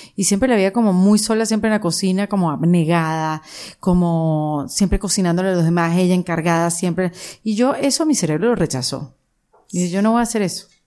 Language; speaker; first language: Spanish; native; Spanish